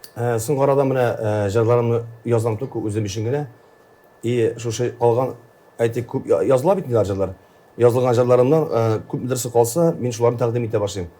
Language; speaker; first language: Tatar; native; Tatar